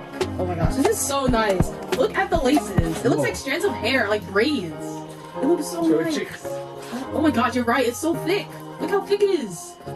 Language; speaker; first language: English; native; English